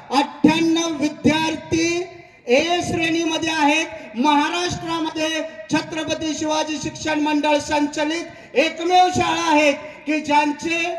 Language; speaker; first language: Marathi; native; Marathi